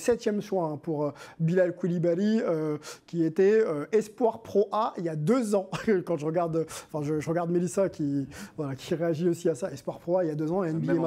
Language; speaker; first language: French; native; French